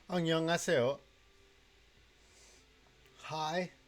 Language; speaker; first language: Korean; non-native, learner; English